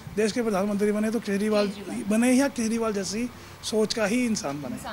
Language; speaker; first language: Hindi; native; Hindi